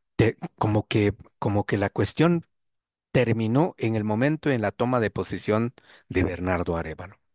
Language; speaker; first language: Spanish; non-native, local second language; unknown